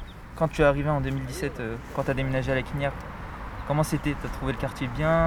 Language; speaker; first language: French; native; French